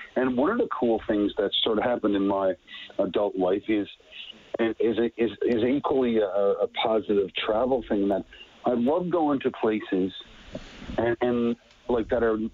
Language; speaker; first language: English; native; English